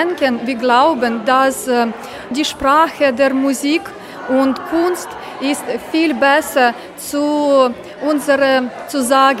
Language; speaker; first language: German; non-native, learner; Ukrainian